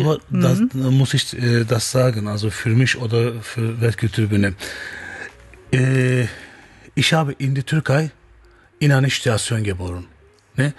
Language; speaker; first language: German; non-native, learner; Turkish